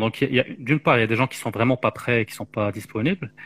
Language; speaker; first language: French; non-native, local second language; Arabic